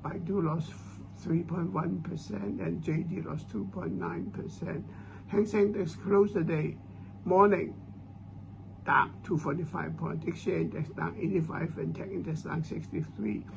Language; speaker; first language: English; non-native, local second language; Cantonese